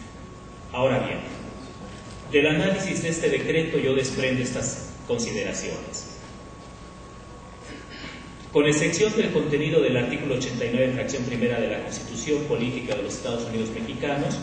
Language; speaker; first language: Spanish; native; Spanish